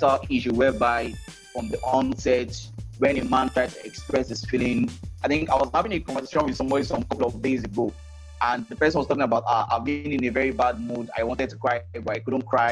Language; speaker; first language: English; non-native, local second language; Yoruba